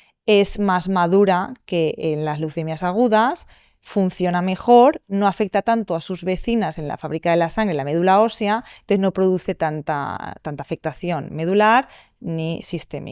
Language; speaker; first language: Spanish; native; Spanish